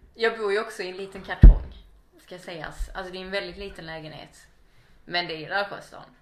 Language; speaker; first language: Swedish; native; Swedish